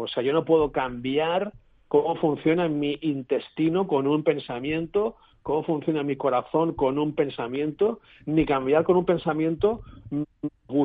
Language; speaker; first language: Spanish; native; Spanish